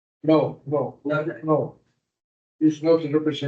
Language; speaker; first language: English; non-native, learner; Spanish